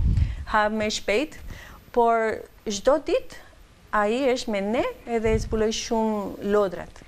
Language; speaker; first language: Albanian; non-native, learner; Spanish